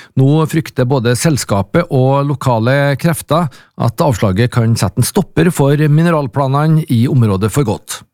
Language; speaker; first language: Norwegian; native; Norwegian